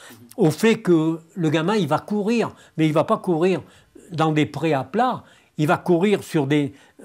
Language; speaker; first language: French; native; French